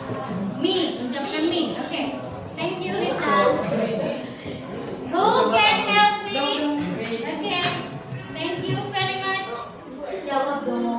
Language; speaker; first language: English; non-native, local second language; Indonesian